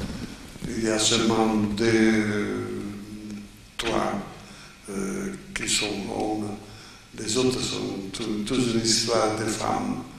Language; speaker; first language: French; non-native, fluent; Italian